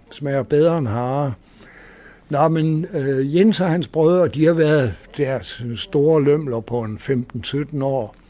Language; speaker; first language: Danish; native; Danish